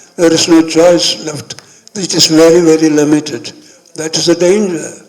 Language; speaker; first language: English; non-native, local second language; Malayalam